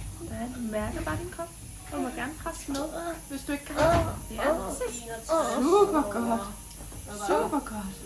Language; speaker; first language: Danish; native; Danish